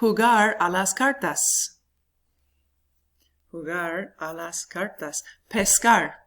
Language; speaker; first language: Spanish; non-native, fluent; English